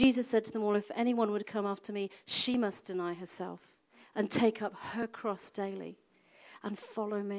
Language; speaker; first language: English; native; English